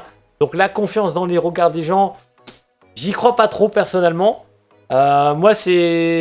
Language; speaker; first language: French; native; French